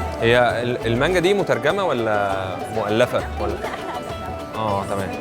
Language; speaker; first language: Arabic; native; Arabic